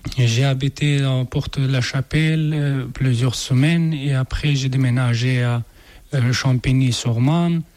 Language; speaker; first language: French; non-native, learner; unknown